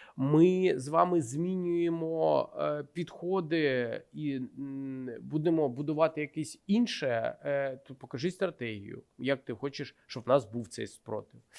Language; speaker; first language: Ukrainian; non-native, local second language; Russian